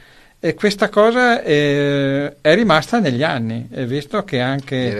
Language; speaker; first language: Italian; native; Italian